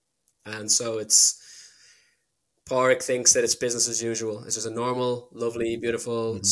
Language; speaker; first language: English; native; English